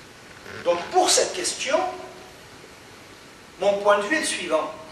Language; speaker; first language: French; native; French